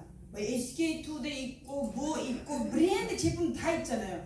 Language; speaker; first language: Korean; non-native, learner; Uzbek